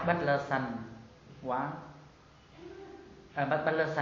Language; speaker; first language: Japanese; non-native, learner; Vietnamese